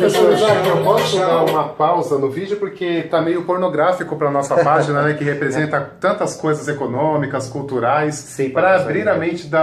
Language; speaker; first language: Portuguese; native; Portuguese